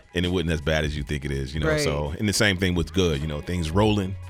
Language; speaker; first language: English; native; English